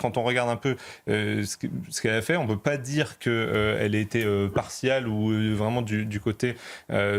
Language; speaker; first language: French; native; French